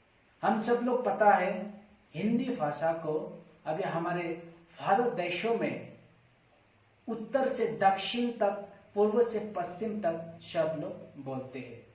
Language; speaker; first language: Hindi; non-native, local second language; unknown